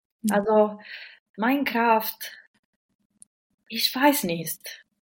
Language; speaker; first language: German; non-native, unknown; Italian